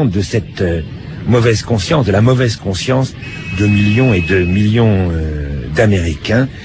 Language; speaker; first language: French; native; French